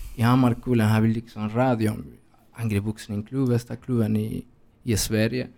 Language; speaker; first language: Swedish; non-native, fluent; Spanish